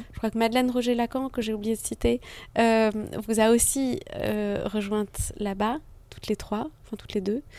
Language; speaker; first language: French; native; French